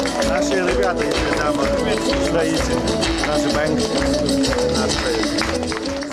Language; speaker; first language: Russian; non-native, learner; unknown